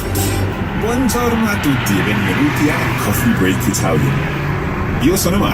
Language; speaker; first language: Italian; non-native, fluent; English